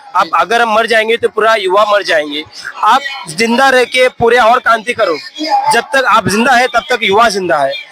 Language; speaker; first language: Hindi; non-native, local second language; Tamil